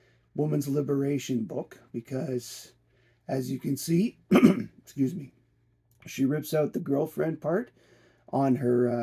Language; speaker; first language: English; native; English